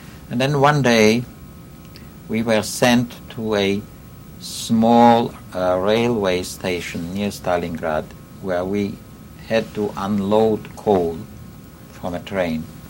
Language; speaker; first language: English; non-native, fluent; Yiddish